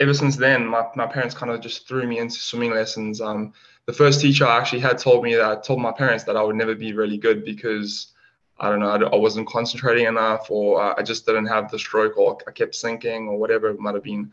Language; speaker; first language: English; native; English